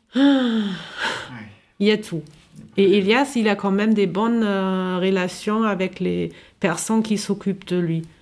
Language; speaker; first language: French; non-native, fluent; German